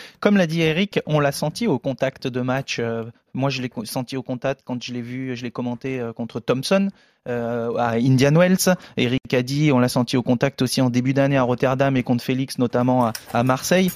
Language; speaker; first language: French; native; French